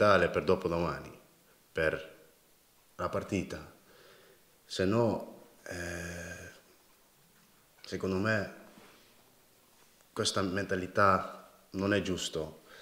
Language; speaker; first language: Italian; non-native, learner; Dutch